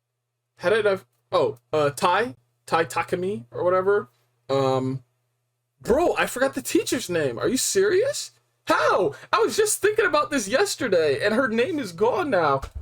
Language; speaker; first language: English; native; English